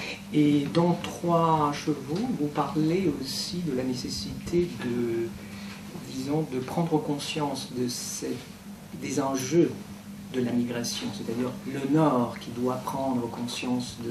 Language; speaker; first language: French; native; French